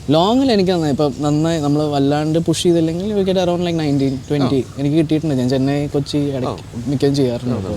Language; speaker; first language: Malayalam; early bilingual, heritage; Malayalam